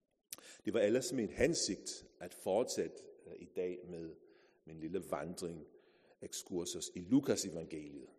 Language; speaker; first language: Danish; non-native, fluent; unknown